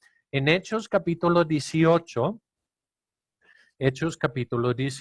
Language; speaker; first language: Spanish; non-native, fluent; Danish